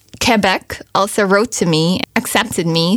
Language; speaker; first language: English; native; English